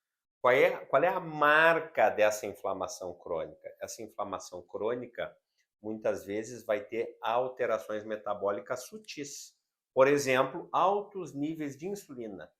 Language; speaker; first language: Portuguese; native; Portuguese